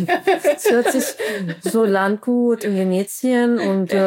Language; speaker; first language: German; native; German